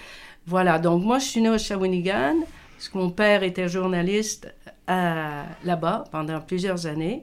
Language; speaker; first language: French; native; French